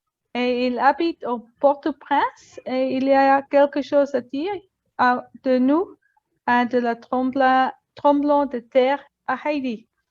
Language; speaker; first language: French; non-native, learner; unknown